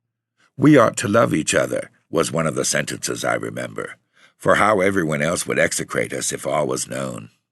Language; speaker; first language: English; native; English